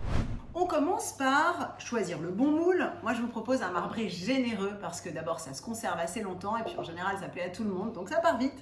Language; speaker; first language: French; native; French